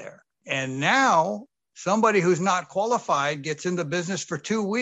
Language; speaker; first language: English; native; English